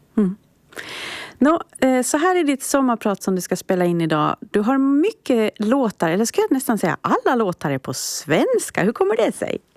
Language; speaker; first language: Swedish; native; Swedish